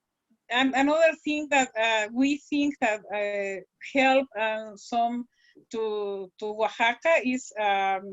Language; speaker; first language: English; non-native, learner; Spanish